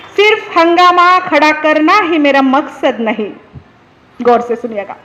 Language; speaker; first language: Hindi; non-native, local second language; Marathi